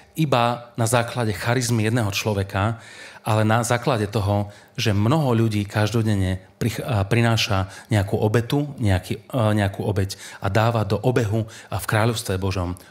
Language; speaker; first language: Slovak; native; Slovak